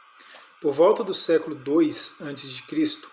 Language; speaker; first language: Portuguese; native; Portuguese